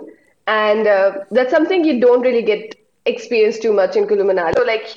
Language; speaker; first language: English; non-native, local second language; Hindi